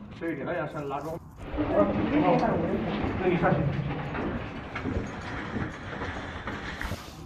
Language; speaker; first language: Chinese; native; Chinese